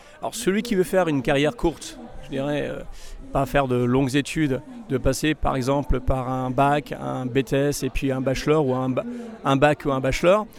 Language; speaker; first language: French; native; French